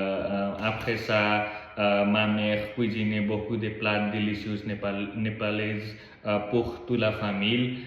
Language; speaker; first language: French; non-native, learner; Nepali